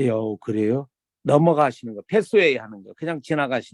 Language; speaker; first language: Korean; native; Korean